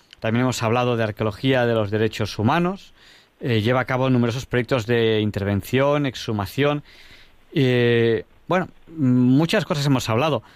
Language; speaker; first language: Spanish; native; Spanish